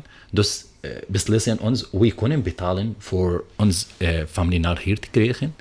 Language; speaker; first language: Dutch; non-native, learner; Arabic